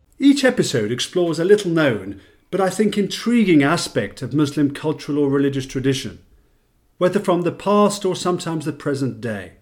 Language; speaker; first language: English; native; English